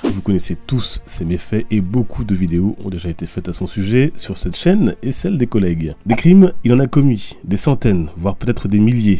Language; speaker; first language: French; native; French